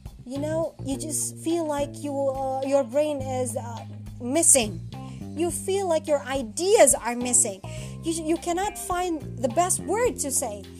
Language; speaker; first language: English; non-native, fluent; Indonesian